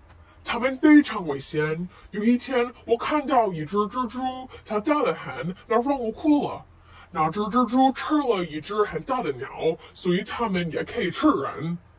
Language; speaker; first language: Chinese; non-native, learner; English